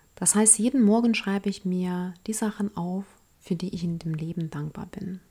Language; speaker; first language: German; non-native, fluent; Ukrainian